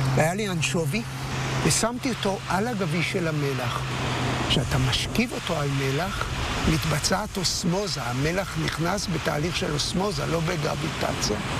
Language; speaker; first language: Hebrew; native; Hebrew